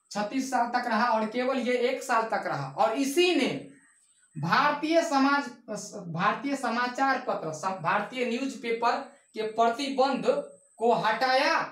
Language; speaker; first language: Hindi; native; Hindi